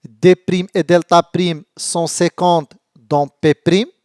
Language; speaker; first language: French; non-native, local second language; Arabic